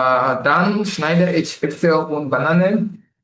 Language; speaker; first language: German; non-native, learner; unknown